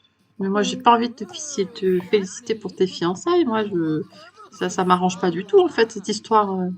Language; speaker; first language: French; native; French